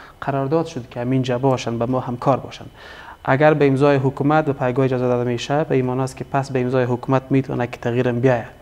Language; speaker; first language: Persian; native; Persian